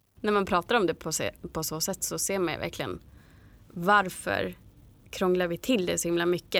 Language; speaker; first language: Swedish; native; Swedish